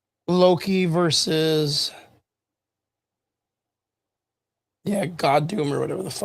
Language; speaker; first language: English; native; English